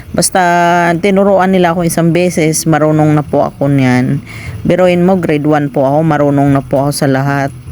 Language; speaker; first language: Filipino; non-native, local second language; Cebuano